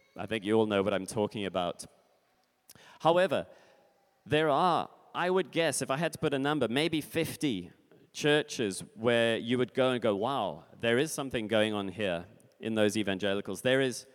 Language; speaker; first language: English; native; English